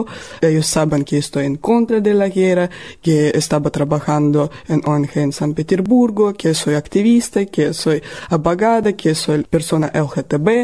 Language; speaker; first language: Spanish; non-native, learner; Russian